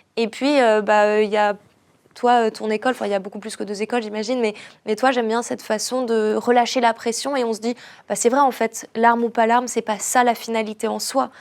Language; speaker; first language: French; native; French